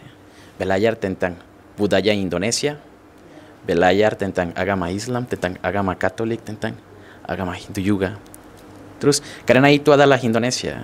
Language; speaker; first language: Indonesian; non-native, fluent; Spanish